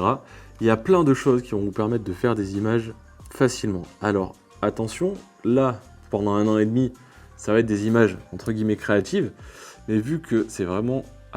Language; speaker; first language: French; native; French